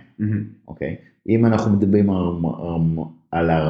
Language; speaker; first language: Hebrew; native; Hebrew